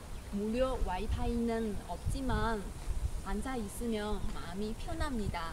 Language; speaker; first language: Korean; non-native, learner; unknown